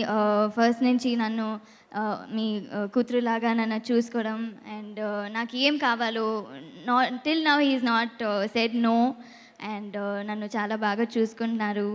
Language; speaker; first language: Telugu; non-native, learner; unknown